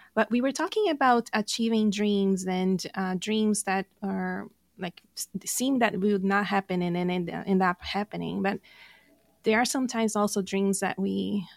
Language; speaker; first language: English; non-native, fluent; Portuguese